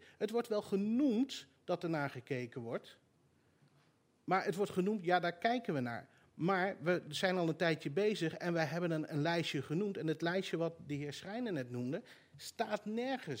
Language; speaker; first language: Dutch; native; Dutch